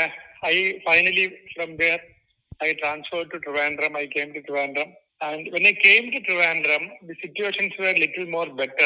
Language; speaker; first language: English; non-native, local second language; Malayalam